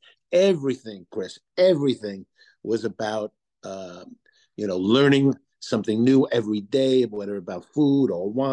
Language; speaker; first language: English; native; English